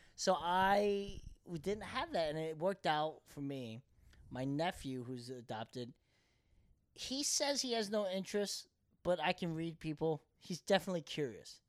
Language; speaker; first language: English; early bilingual, other home language; Korean